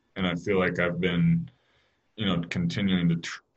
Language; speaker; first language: English; native; English